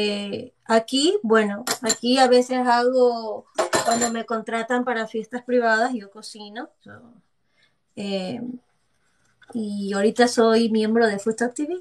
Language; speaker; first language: Spanish; early bilingual, heritage; Chinese